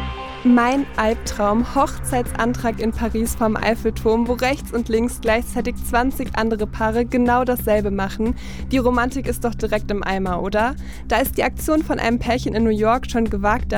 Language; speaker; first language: German; native; German